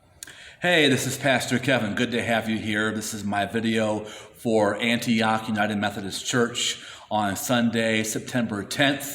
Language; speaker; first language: English; native; English